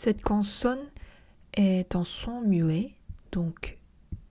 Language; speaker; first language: French; non-native, fluent; Korean